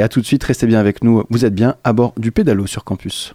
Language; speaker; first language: French; native; French